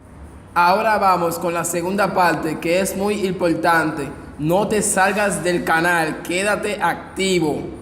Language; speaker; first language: Spanish; non-native, fluent; Haitian Creole